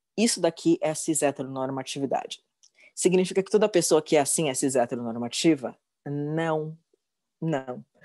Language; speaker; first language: Portuguese; native; Portuguese